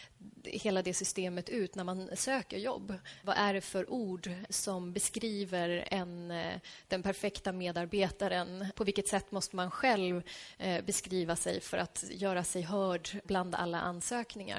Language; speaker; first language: Swedish; native; Swedish